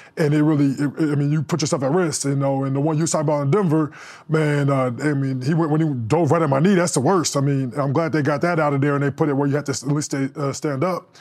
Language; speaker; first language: English; native; English